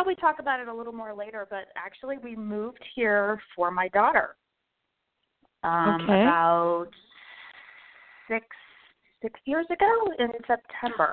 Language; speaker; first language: English; native; English